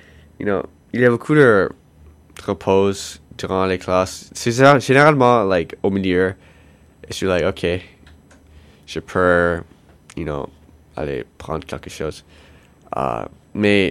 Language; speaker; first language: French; non-native, local second language; English